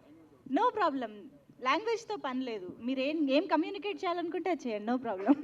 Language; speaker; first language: Telugu; native; Telugu